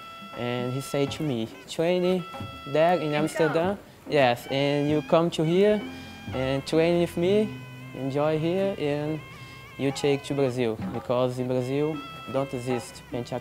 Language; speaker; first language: English; non-native, learner; Portuguese